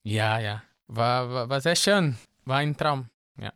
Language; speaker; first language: German; non-native, learner; Portuguese